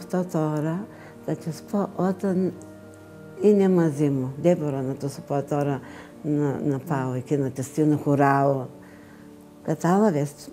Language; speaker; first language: Greek; non-native, learner; Bulgarian